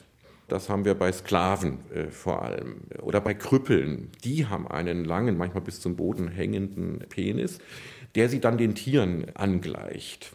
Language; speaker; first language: German; native; German